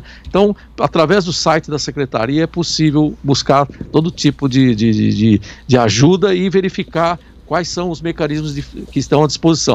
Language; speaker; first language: Portuguese; native; Portuguese